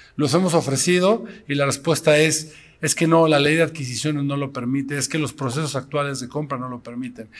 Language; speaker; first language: Spanish; native; Spanish